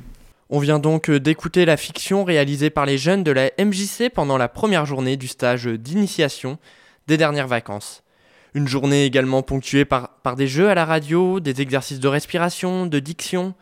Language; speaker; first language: French; native; French